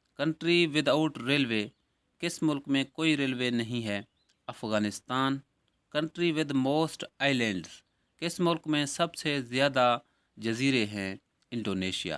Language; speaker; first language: Urdu; native; Urdu